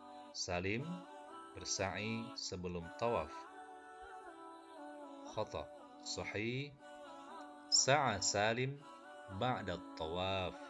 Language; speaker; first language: Arabic; non-native, fluent; Indonesian